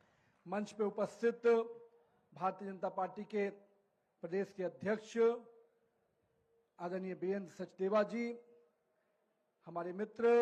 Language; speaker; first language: Hindi; native; Hindi